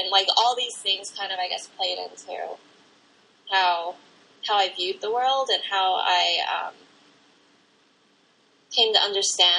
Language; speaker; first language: English; native; English